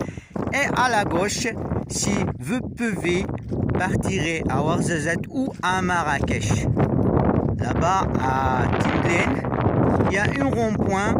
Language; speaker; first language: French; non-native, learner; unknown